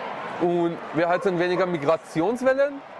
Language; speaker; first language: German; non-native, learner; Persian